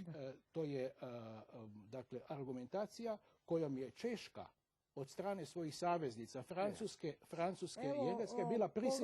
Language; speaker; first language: Croatian; native; Croatian